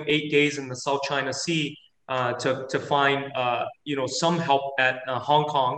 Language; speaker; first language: English; native; English